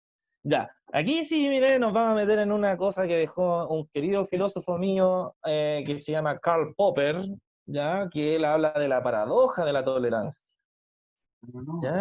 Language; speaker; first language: Spanish; native; Spanish